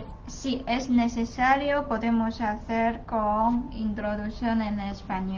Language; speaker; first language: Spanish; non-native, learner; Chinese